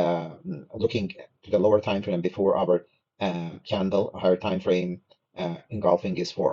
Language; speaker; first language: English; non-native, fluent; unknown